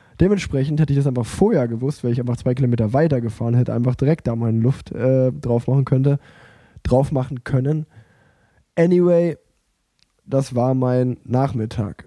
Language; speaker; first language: German; native; German